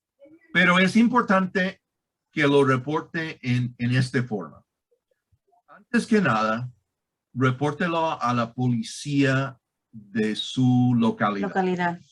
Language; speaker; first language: Spanish; non-native, fluent; English